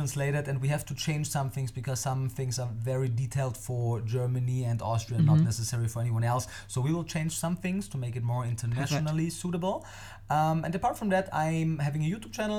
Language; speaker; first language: English; non-native, fluent; German